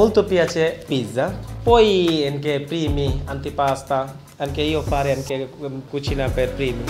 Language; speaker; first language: Italian; non-native, learner; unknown